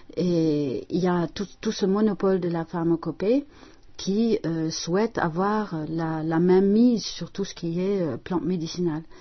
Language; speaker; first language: French; non-native, fluent; Dutch